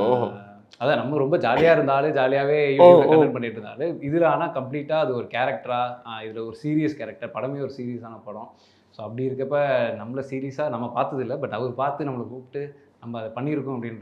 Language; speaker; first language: Tamil; native; Tamil